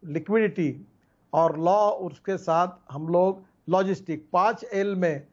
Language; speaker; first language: Hindi; non-native, local second language; Marathi